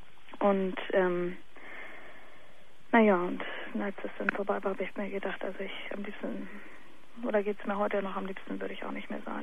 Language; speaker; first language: German; native; German